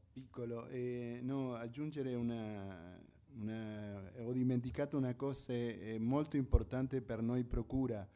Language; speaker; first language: Italian; non-native, fluent; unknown